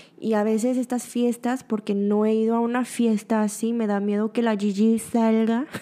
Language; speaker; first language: Spanish; early bilingual, other home language; Korean